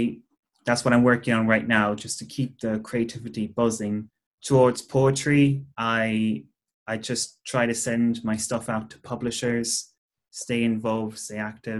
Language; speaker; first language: English; native; English